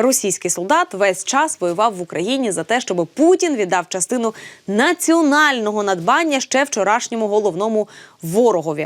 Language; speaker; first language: Ukrainian; native; Ukrainian